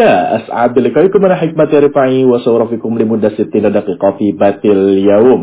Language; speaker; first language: Arabic; non-native, fluent; Indonesian